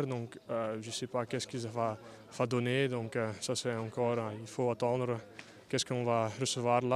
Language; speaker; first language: French; non-native, local second language; Dutch